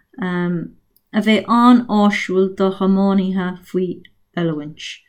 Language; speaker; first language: Irish; non-native, learner; English